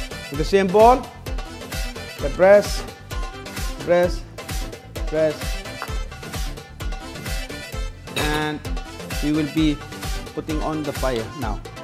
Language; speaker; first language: English; non-native, local second language; Malay